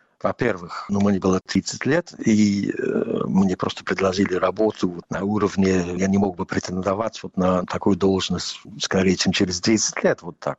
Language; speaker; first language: Russian; non-native, fluent; English